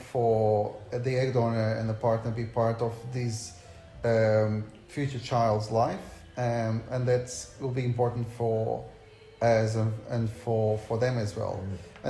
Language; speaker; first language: English; non-native, fluent; Portuguese